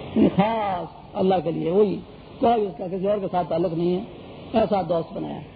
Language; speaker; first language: Urdu; non-native, local second language; Pashto